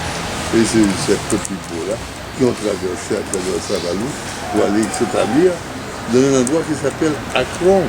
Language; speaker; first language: French; non-native, local second language; Haitian Creole